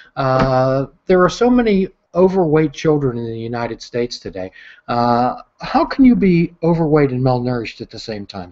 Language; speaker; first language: English; native; English